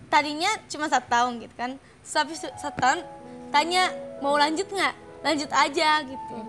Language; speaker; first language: Indonesian; non-native, fluent; Japanese